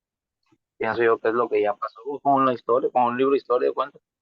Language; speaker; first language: Spanish; native; Spanish